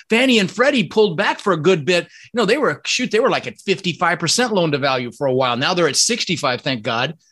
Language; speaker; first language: English; early bilingual, other home language; Dutch